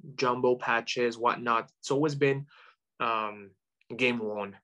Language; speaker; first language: English; non-native, fluent; French